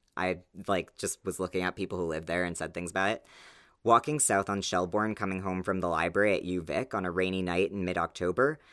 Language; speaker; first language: English; native; English